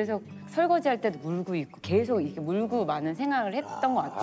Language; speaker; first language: Korean; native; Korean